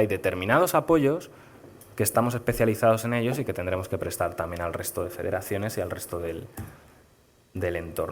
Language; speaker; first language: Spanish; native; Spanish